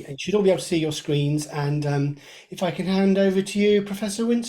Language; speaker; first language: English; native; English